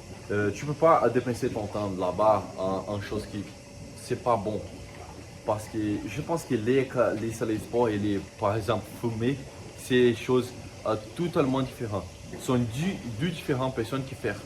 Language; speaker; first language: French; non-native, learner; Portuguese